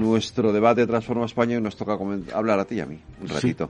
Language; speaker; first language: Spanish; native; Spanish